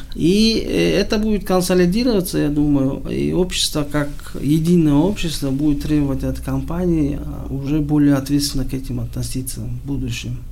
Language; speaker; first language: Russian; non-native, local second language; Tajik